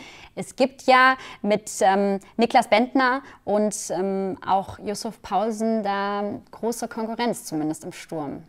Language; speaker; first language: German; native; German